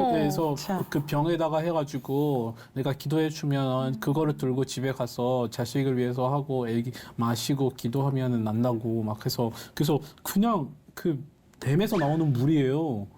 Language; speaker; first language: Korean; non-native, fluent; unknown